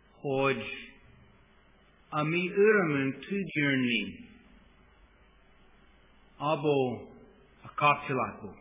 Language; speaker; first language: Hungarian; non-native, fluent; English